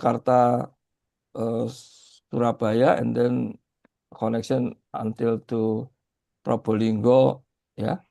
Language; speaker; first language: English; non-native, learner; Indonesian